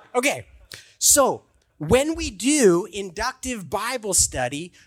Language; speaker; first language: English; native; English